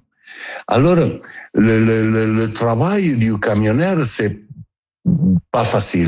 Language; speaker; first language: French; non-native, learner; Italian